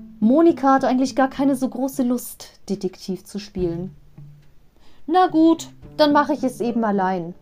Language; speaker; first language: German; native; German